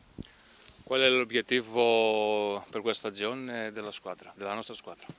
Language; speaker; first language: Italian; non-native, learner; Greek